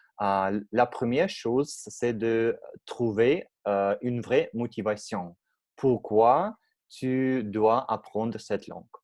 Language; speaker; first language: French; non-native, learner; Russian